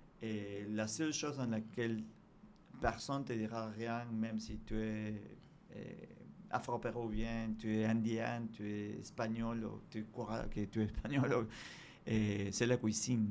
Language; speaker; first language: French; non-native, fluent; Spanish